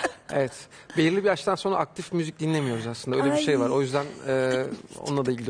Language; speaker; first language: Turkish; native; Turkish